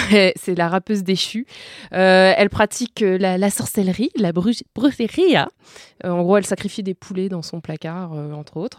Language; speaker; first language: French; native; French